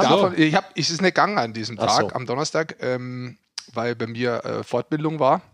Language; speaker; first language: German; native; German